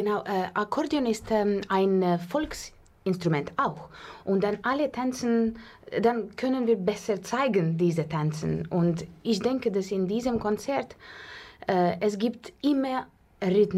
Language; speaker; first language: German; non-native, learner; Russian